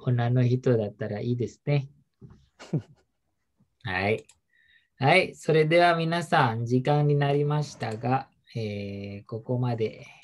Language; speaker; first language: Japanese; non-native, fluent; Indonesian